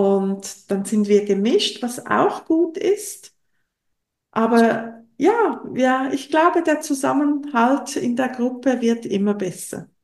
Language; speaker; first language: German; non-native, local second language; French